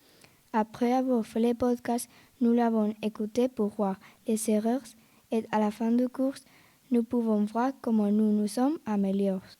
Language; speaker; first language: French; non-native, learner; Spanish